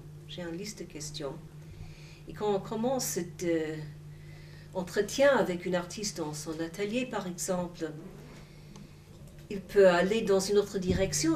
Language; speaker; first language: French; non-native, fluent; English